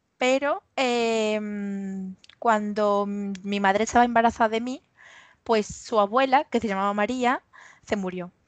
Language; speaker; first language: Spanish; native; Spanish